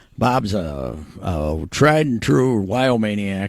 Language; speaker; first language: English; native; English